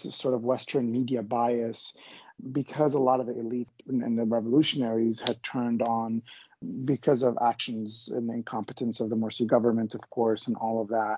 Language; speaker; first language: English; native; English